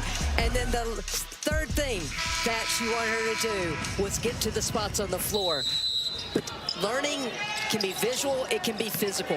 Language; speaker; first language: English; native; English